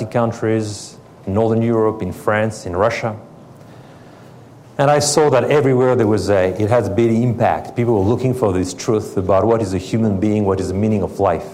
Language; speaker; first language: English; non-native, fluent; French